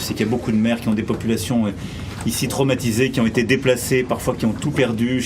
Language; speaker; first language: French; native; French